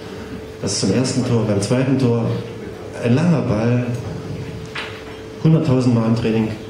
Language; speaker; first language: German; native; German